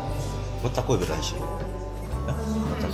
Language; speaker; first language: Russian; non-native, learner; Korean